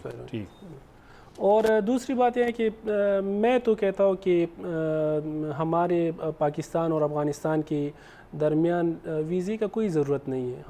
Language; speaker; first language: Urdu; non-native, fluent; Pashto